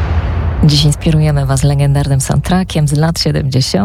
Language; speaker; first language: Polish; native; Polish